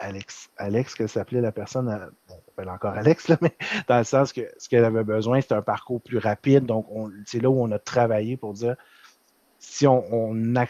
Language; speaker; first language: French; native; French